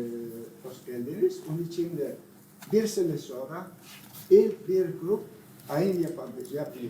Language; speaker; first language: Turkish; non-native, learner; Italian